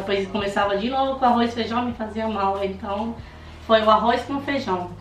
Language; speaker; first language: Portuguese; non-native, fluent; Romanian